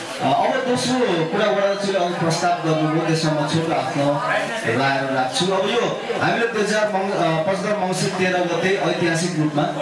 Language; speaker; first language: Nepali; non-native, local second language; Limbu